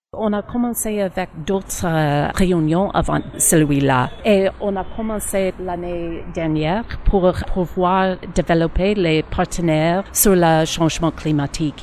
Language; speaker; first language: French; non-native, learner; English